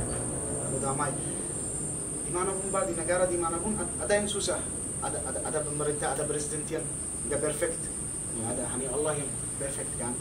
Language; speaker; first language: Indonesian; non-native, fluent; Arabic